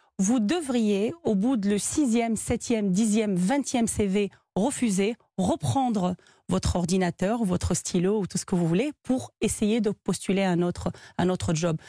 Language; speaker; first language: French; non-native, local second language; Arabic